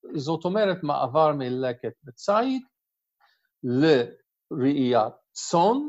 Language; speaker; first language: Hebrew; non-native, fluent; English